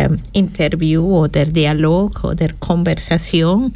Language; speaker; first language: German; non-native, fluent; Spanish